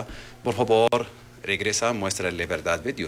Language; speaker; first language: Spanish; non-native, learner; Arabic